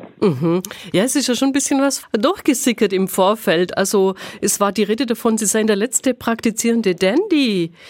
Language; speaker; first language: German; native; German